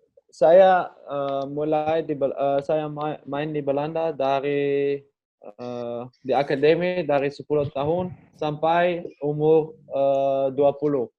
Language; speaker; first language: Indonesian; non-native, learner; Dutch